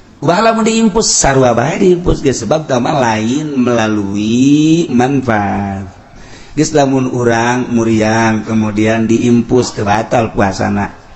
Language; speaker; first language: Sundanese; native; Sundanese